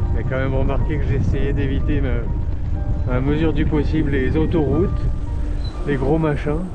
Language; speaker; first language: French; native; French